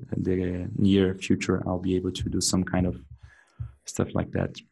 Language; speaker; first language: English; non-native, fluent; Portuguese